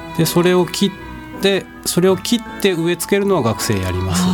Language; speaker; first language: Japanese; native; Japanese